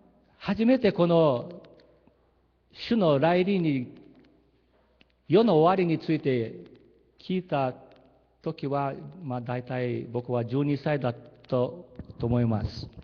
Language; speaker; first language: Japanese; early bilingual, heritage; Japanese